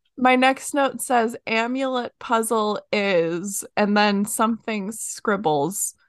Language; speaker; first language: English; native; English